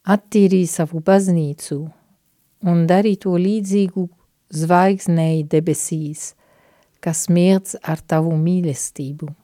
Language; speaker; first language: Latvian; non-native, fluent; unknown